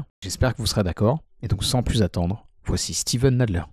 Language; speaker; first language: French; native; French